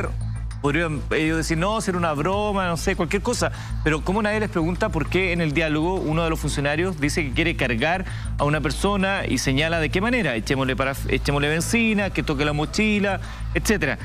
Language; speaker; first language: Spanish; native; Spanish